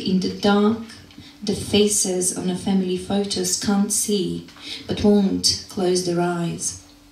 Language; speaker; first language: English; non-native, fluent; Macedonian